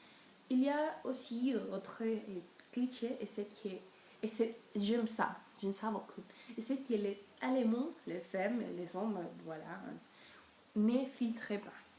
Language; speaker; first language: French; non-native, learner; Spanish